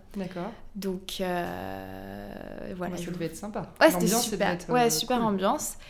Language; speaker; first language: French; native; French